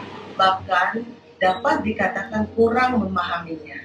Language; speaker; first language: Indonesian; native; Indonesian